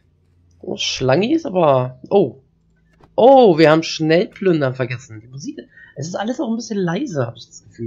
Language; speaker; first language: German; native; German